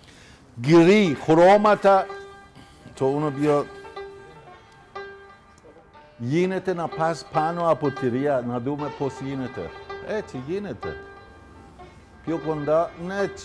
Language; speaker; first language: Greek; non-native, fluent; Persian